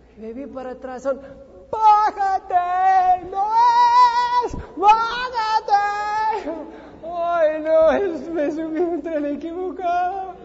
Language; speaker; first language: Spanish; non-native, fluent; English